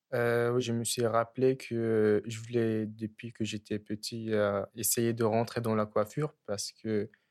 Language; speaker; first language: French; early bilingual, other home language; Arabic